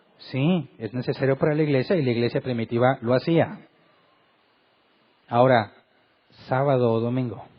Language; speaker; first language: Spanish; native; Spanish